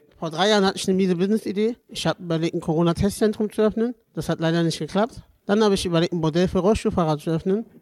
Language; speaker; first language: German; native; German